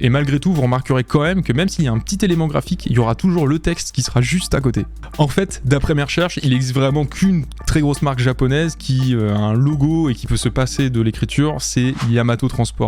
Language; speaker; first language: French; native; French